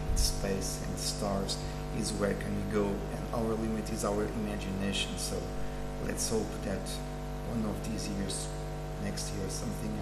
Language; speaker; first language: English; non-native, fluent; Portuguese